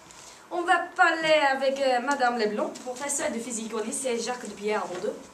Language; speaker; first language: French; non-native, learner; English